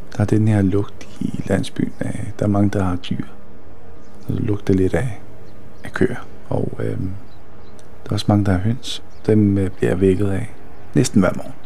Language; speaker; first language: Danish; early bilingual, other home language; Bosnian